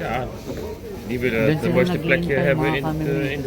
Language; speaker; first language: Dutch; native; Dutch